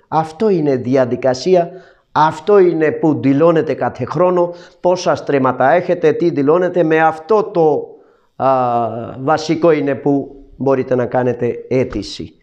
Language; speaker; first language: Greek; non-native, fluent; Urdu